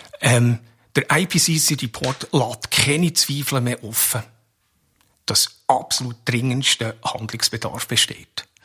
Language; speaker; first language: German; native; German